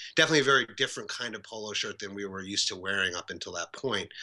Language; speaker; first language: English; native; English